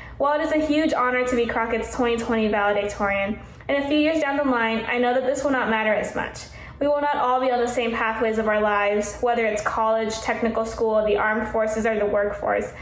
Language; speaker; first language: English; early bilingual, other home language; Vietnamese